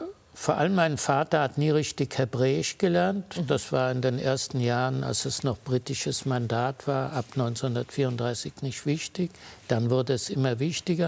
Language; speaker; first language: German; early bilingual, heritage; German